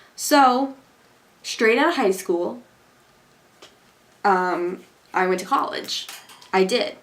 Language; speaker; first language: English; native; English